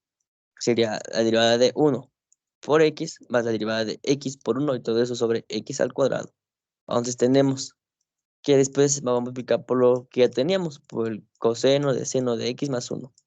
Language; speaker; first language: Spanish; native; Spanish